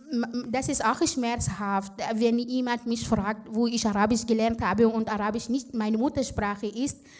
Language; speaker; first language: German; non-native, fluent; Arabic